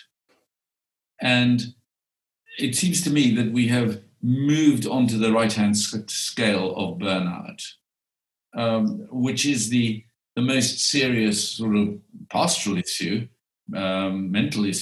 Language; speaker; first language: English; native; English